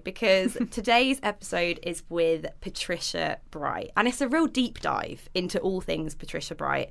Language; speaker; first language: English; native; English